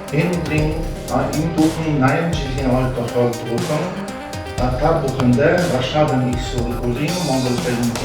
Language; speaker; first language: Mongolian; non-native, learner; Polish